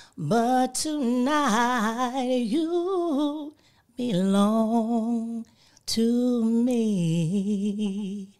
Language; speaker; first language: English; native; English